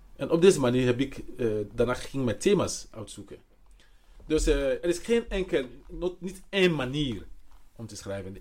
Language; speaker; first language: Dutch; non-native, fluent; Mandingo